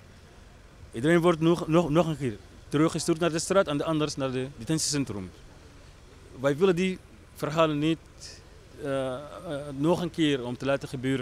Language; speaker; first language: Dutch; non-native, learner; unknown